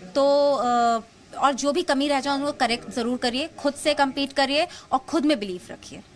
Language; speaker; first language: Hindi; native; Hindi